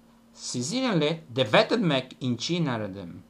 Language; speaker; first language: Turkish; non-native, learner; Italian